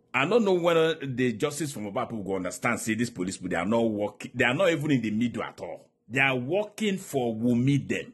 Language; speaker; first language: Nigerian Pidgin; native; Nigerian Pidgin